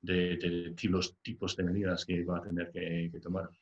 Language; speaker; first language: Spanish; non-native, fluent; English